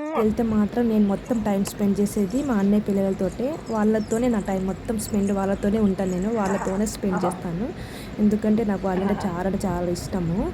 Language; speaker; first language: Telugu; non-native, local second language; Lambadi